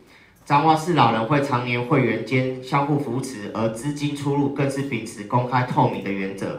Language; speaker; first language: Chinese; native; Chinese